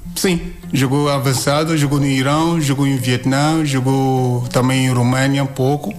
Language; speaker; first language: Portuguese; non-native, learner; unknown